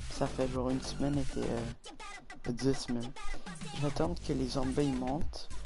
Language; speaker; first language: French; native; French